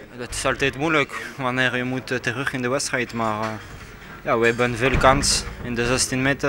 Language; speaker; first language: Dutch; non-native, learner; French